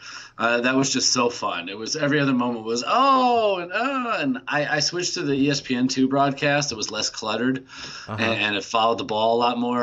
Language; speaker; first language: English; native; English